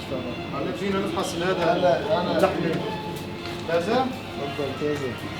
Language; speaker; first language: Arabic; native; Arabic